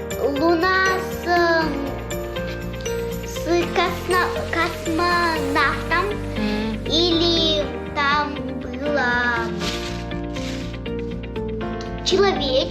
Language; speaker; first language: Russian; native; Russian